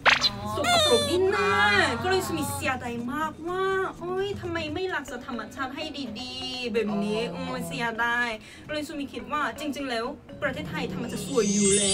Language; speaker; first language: Thai; non-native, learner; Korean